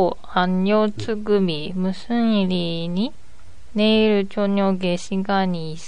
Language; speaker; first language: Korean; non-native, learner; Japanese